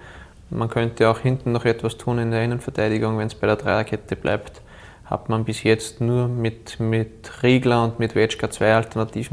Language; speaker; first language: German; native; German